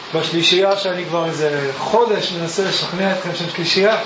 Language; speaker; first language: Hebrew; early bilingual, other home language; English